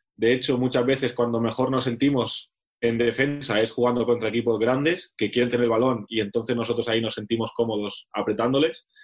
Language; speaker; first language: Spanish; native; Spanish